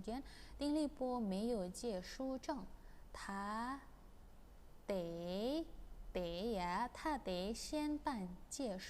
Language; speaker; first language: Chinese; non-native, fluent; Indonesian